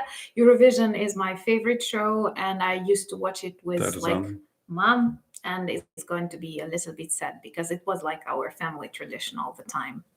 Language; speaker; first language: English; non-native, fluent; Ukrainian